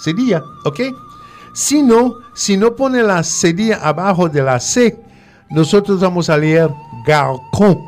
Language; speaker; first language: Spanish; non-native, fluent; French